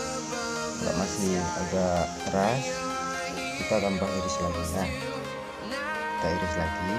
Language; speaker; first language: Indonesian; native; Indonesian